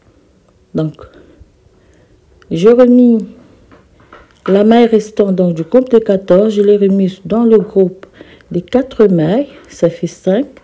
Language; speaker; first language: French; native; French